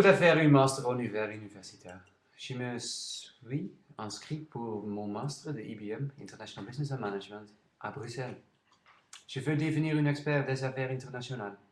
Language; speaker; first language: French; non-native, learner; Dutch